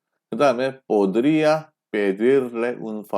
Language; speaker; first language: Spanish; non-native, fluent; Korean